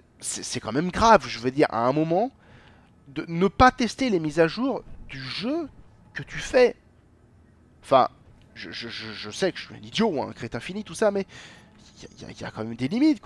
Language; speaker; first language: French; native; French